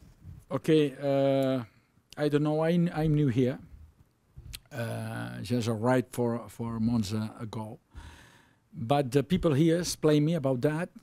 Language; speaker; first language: English; non-native, learner; Spanish